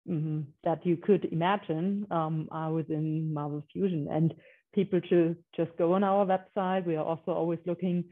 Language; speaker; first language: English; non-native, fluent; German